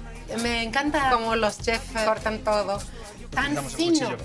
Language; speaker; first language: Spanish; non-native, fluent; Greek